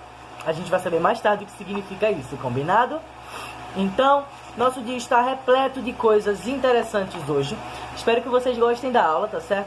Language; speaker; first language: Portuguese; native; Portuguese